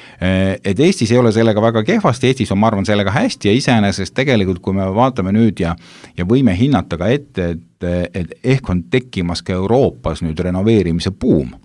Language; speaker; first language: Estonian; native; Estonian